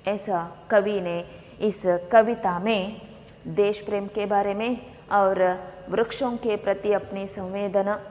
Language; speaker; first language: Hindi; non-native, local second language; Kannada